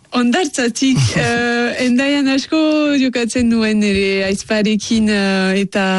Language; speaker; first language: Basque; non-native, local second language; French